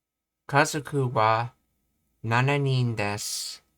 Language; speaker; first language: Japanese; non-native, learner; English